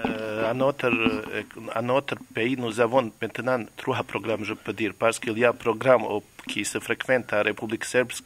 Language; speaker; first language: French; non-native, learner; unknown